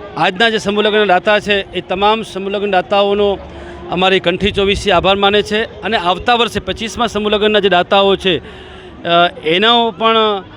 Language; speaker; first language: Gujarati; native; Gujarati